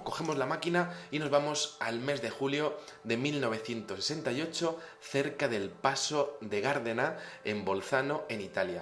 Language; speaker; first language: Spanish; native; Spanish